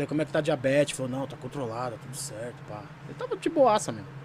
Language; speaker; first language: Portuguese; native; Portuguese